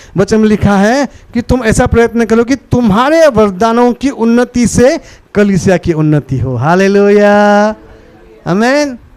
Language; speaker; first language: Hindi; non-native, local second language; Marathi